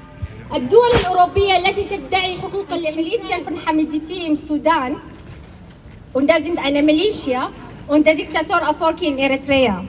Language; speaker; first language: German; non-native, fluent; Arabic